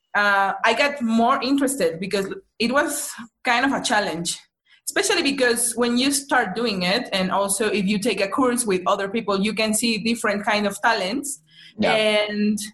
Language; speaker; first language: English; non-native, fluent; Spanish